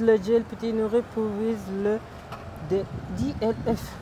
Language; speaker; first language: French; non-native, learner; Japanese